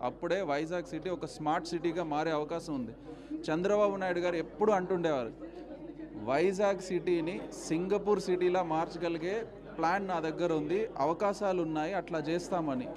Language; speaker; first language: Telugu; native; Telugu